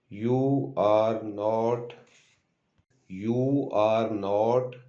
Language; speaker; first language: English; non-native, local second language; Urdu